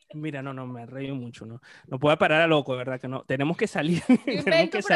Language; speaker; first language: Spanish; native; Spanish